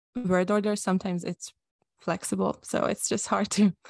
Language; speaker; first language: English; non-native, fluent; Hungarian